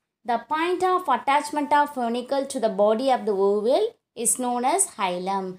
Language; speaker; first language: English; non-native, local second language; Tamil